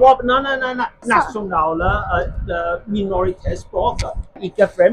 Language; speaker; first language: Norwegian; non-native, learner; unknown